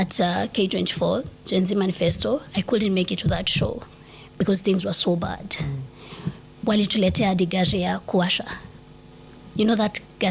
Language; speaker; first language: English; non-native, local second language; Swahili